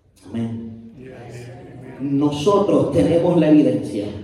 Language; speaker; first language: Spanish; native; Spanish